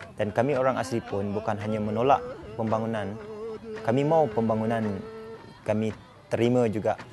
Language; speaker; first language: Malay; non-native, local second language; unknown